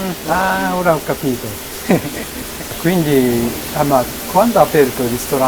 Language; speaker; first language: Italian; non-native, learner; Japanese